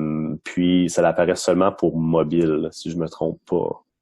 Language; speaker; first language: French; non-native, local second language; English